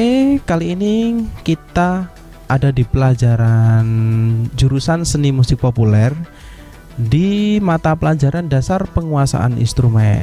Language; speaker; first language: Indonesian; native; Indonesian